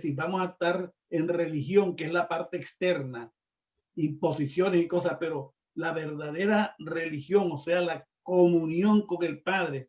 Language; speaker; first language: Spanish; native; Spanish